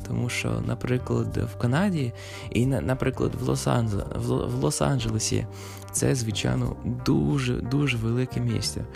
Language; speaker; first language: Ukrainian; non-native, fluent; English